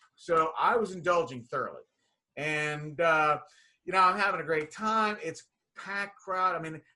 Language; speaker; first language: English; native; English